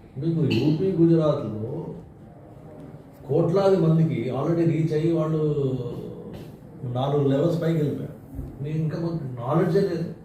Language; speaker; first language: Telugu; native; Telugu